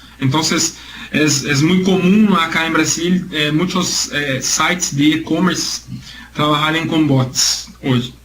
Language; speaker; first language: Spanish; non-native, learner; Portuguese